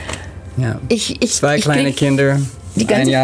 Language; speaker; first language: German; non-native, learner; English